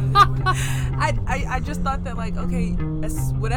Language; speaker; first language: English; native; English